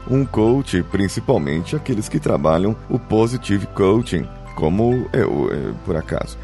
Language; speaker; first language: Portuguese; native; Portuguese